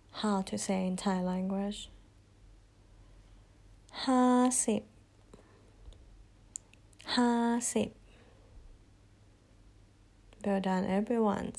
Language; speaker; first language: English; non-native, fluent; Thai